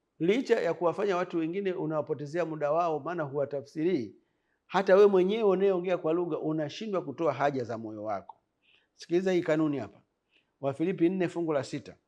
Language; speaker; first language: Swahili; native; Swahili